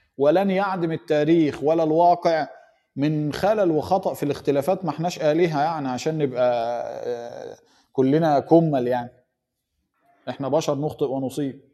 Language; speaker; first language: Arabic; native; Arabic